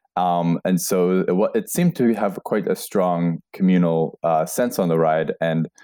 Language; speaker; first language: English; native; English